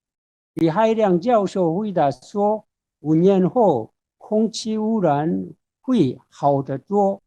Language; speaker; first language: Chinese; non-native, fluent; Korean